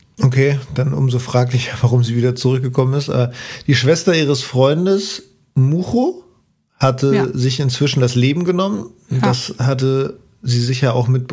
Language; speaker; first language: German; native; German